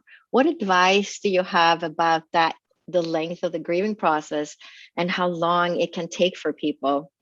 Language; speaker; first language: English; native; English